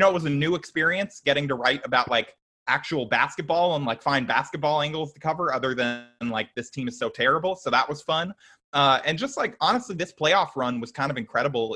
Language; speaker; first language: English; native; English